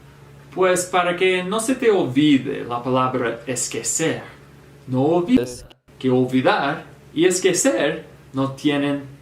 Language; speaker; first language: Spanish; non-native, fluent; English